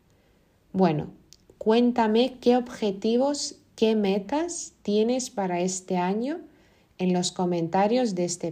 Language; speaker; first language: Spanish; non-native, fluent; Lithuanian